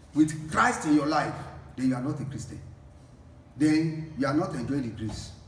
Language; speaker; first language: English; non-native, local second language; Yoruba